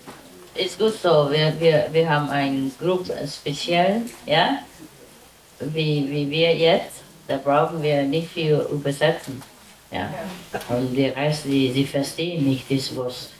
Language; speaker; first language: German; non-native, learner; Vietnamese